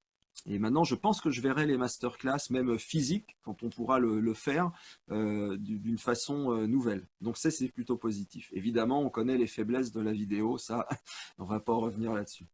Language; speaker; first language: French; native; French